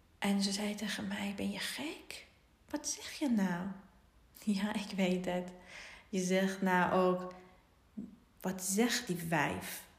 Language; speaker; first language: Dutch; non-native, fluent; Persian